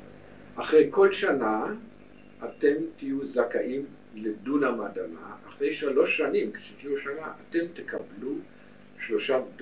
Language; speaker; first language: Hebrew; non-native, fluent; German